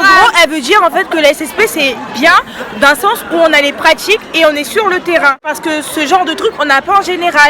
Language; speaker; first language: French; native; French